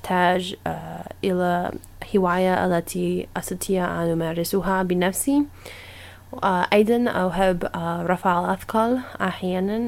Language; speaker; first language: Arabic; non-native, learner; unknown